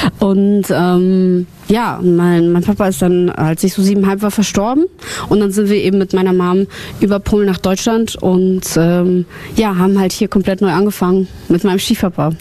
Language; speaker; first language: German; early bilingual, other home language; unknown